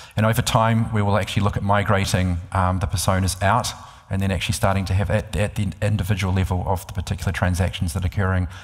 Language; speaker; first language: English; native; English